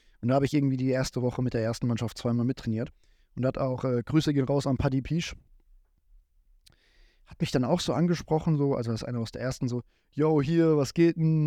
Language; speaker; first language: German; native; German